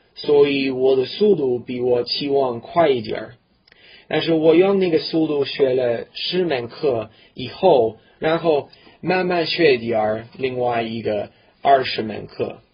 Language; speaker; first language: Chinese; non-native, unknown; English